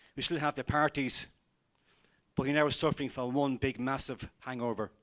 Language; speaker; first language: English; native; English